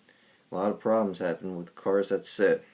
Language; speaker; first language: English; native; English